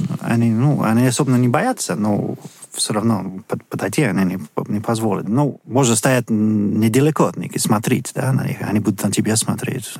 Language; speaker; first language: Russian; non-native, fluent; English